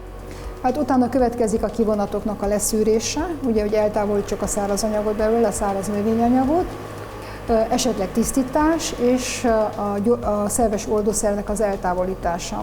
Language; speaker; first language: Hungarian; native; Hungarian